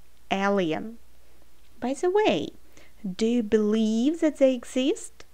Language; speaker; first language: English; non-native, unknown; Ukrainian